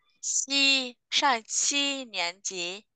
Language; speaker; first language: Chinese; non-native, fluent; Vietnamese